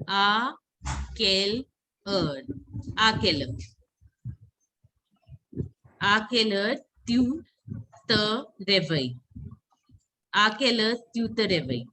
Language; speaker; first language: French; non-native, fluent; Hindi